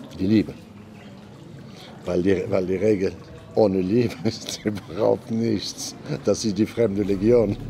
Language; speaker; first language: German; non-native, fluent; Arabic